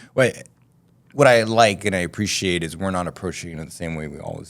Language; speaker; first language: English; native; English